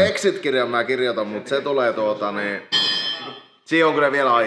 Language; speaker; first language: Finnish; native; Finnish